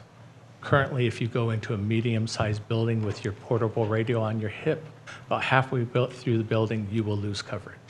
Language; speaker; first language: English; native; English